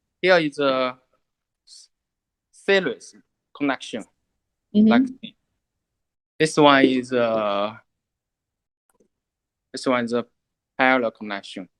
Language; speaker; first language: English; non-native, learner; Chinese